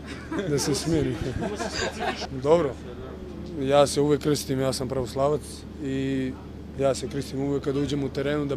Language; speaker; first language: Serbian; early bilingual, heritage; German